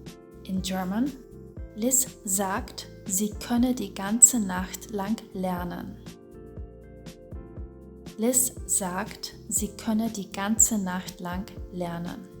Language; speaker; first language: German; non-native, fluent; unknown